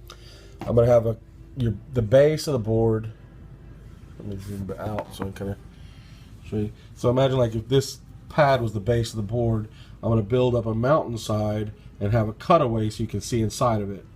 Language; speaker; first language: English; native; English